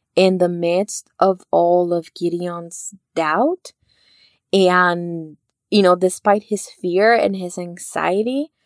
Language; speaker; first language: English; early bilingual, other home language; Spanish